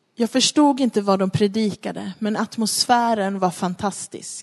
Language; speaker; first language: Swedish; non-native, fluent; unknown